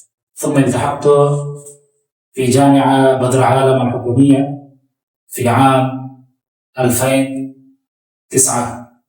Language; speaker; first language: Arabic; non-native, learner; Bangla